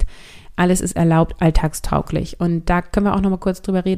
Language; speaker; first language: German; native; German